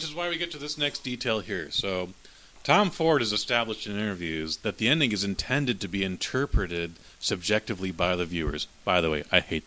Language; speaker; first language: English; native; English